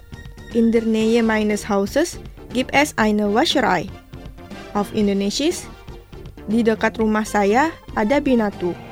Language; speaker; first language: German; non-native, fluent; Indonesian